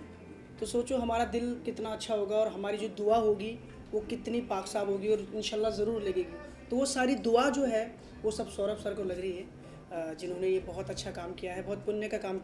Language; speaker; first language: Hindi; native; Hindi